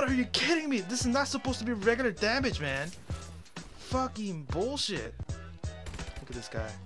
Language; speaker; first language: English; native; English